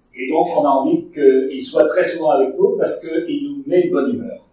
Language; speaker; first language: French; native; French